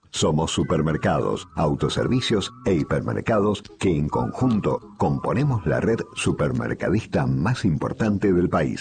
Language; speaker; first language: Spanish; native; Spanish